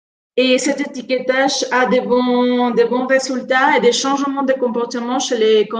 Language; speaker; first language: French; non-native, fluent; Spanish